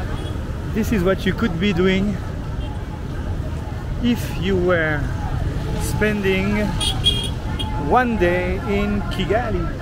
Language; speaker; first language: English; non-native, fluent; French